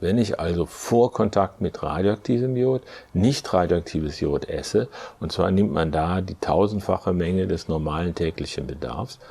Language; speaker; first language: German; native; German